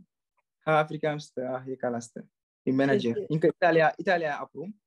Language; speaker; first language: Armenian; non-native, learner; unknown